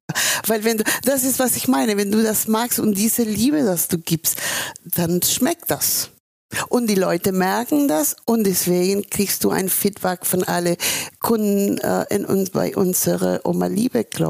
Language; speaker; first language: German; non-native, fluent; Spanish